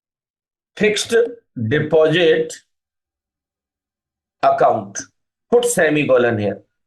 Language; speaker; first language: Hindi; native; Hindi